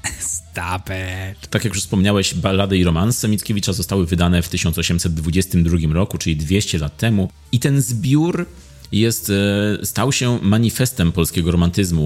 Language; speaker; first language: Polish; native; Polish